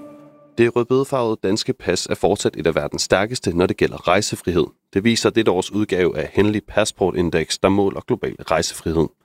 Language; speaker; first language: Danish; native; Danish